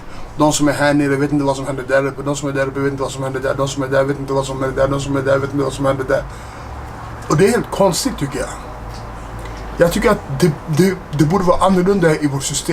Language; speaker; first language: Swedish; non-native, fluent; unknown